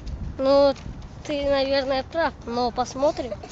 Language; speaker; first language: Russian; non-native, local second language; Kazakh